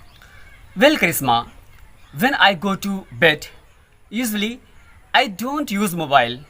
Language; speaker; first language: English; non-native, learner; Hindi